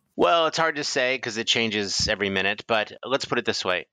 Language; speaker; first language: English; native; English